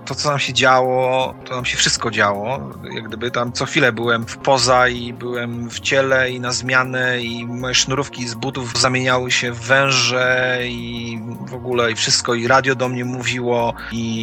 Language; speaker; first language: Polish; native; Polish